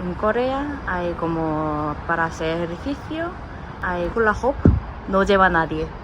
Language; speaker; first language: Spanish; non-native, learner; Korean